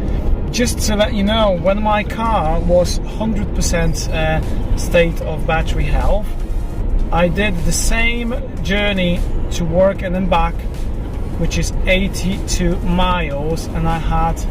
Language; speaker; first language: English; non-native, fluent; Polish